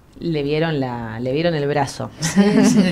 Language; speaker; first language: Spanish; native; Spanish